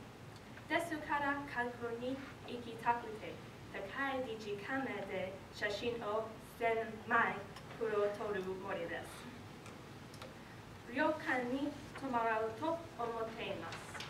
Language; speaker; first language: Japanese; non-native, learner; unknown